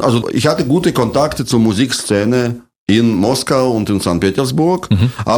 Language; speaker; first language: German; non-native, fluent; Russian